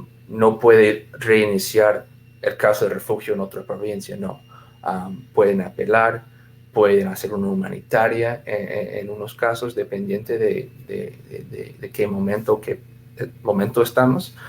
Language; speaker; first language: Spanish; non-native, fluent; English